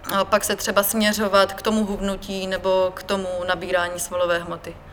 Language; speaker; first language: Czech; native; Czech